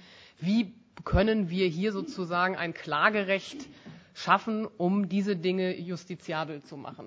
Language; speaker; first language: German; native; German